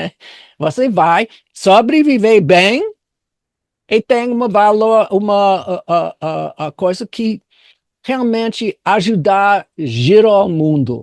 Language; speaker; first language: Portuguese; non-native, fluent; English